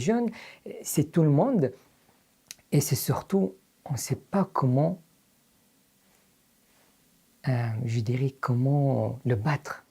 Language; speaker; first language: French; non-native, fluent; Arabic